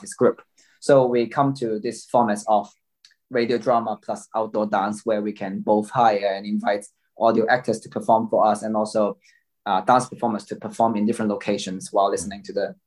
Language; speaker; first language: English; non-native, local second language; Cantonese